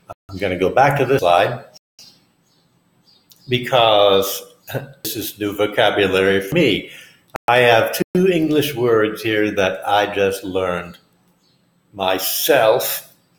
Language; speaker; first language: English; native; English